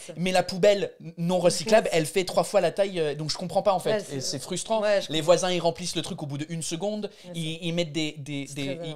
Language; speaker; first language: French; non-native, fluent; English